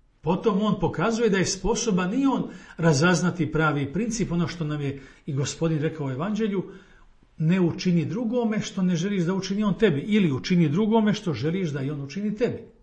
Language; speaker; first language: Croatian; native; Croatian